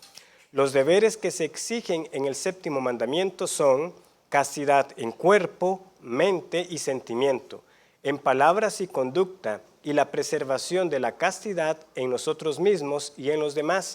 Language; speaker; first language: Spanish; native; Spanish